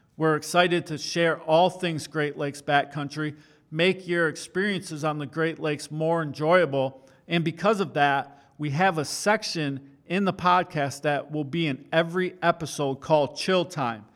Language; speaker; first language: English; native; English